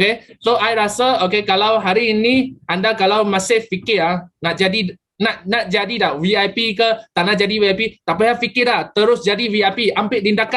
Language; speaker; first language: Malay; native; Malay